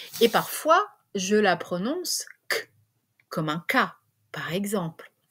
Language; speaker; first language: French; native; French